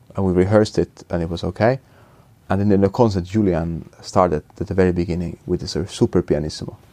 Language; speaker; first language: English; non-native, fluent; Finnish